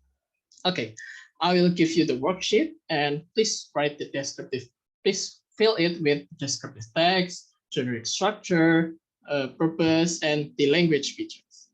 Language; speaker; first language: English; non-native, fluent; Indonesian